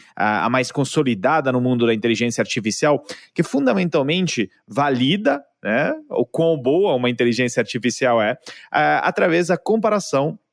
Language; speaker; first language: Portuguese; non-native, fluent; Italian